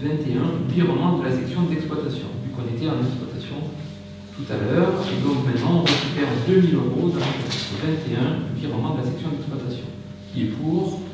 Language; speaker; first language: French; native; French